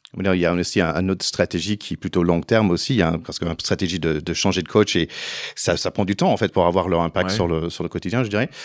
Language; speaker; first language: French; non-native, fluent; English